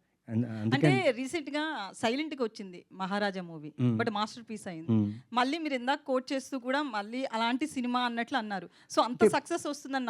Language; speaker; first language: Telugu; native; Telugu